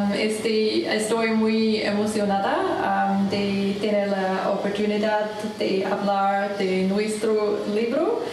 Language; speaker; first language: Spanish; non-native, learner; English